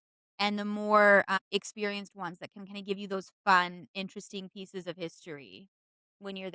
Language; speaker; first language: English; native; English